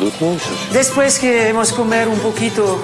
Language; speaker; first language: Spanish; non-native, learner; French